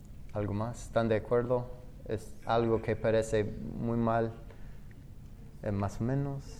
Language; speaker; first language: Spanish; non-native, fluent; English